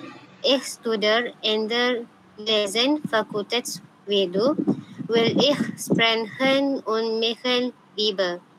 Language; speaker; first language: German; non-native, learner; Malay